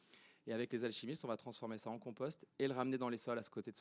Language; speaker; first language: French; native; French